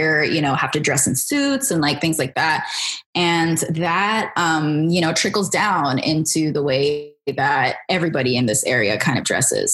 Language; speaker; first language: English; native; English